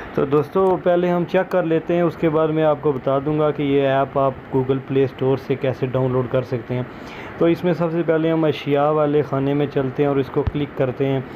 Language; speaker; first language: Urdu; non-native, local second language; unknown